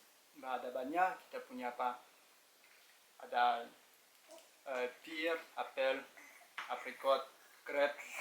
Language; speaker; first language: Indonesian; non-native, learner; French